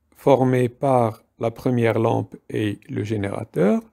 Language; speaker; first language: French; non-native, local second language; Arabic